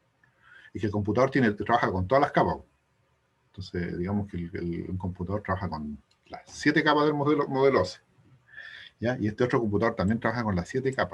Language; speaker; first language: Spanish; native; Spanish